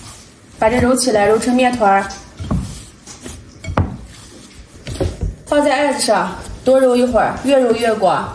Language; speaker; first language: Chinese; native; Chinese